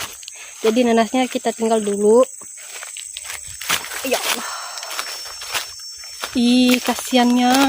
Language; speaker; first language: Indonesian; native; Indonesian